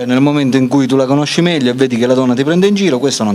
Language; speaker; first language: Italian; native; Italian